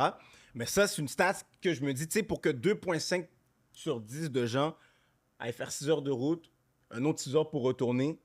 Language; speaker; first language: French; native; French